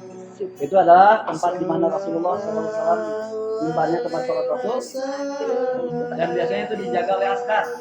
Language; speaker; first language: Indonesian; non-native, local second language; Sundanese